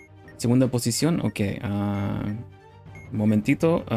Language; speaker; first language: Spanish; non-native, learner; Dutch